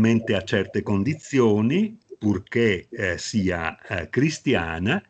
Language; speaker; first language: Italian; native; Italian